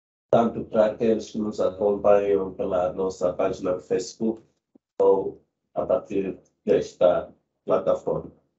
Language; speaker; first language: Portuguese; native; Portuguese